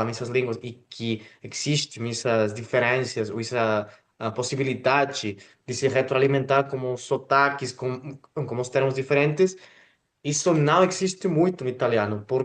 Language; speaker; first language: Portuguese; non-native, fluent; Spanish